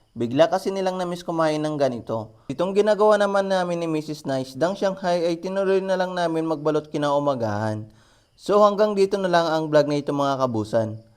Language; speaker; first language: Filipino; non-native, local second language; Iloko